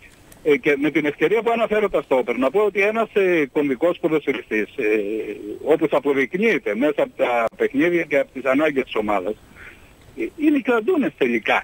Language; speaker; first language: Greek; native; Greek